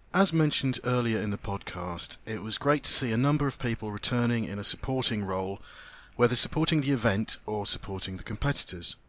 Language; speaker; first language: English; native; English